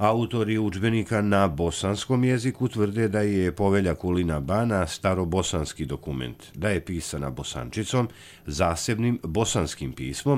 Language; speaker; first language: Serbian; native; Serbian